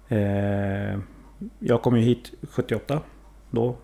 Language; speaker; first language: Swedish; early bilingual, other home language; Thai